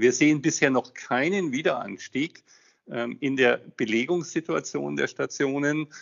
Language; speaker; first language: German; native; German